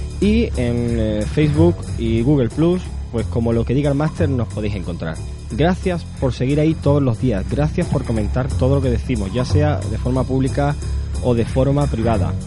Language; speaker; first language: Spanish; native; Spanish